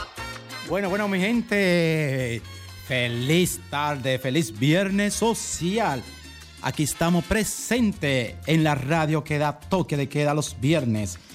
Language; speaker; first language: Spanish; native; Spanish